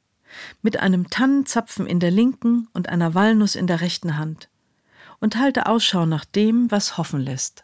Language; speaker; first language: German; native; German